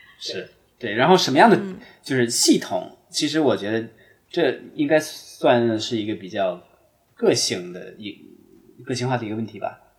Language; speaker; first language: Chinese; non-native, fluent; English